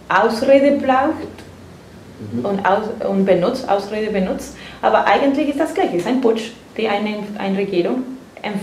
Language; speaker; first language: German; non-native, fluent; Spanish